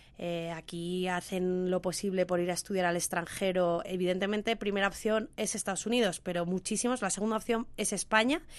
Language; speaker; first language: Spanish; native; Spanish